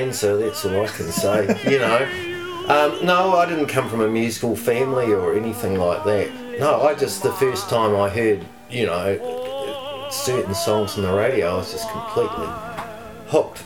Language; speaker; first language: English; native; English